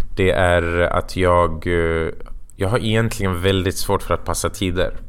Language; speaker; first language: Swedish; early bilingual, other home language; Persian